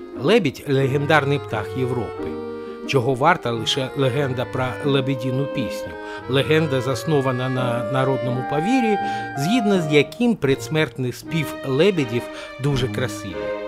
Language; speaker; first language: Ukrainian; non-native, local second language; Russian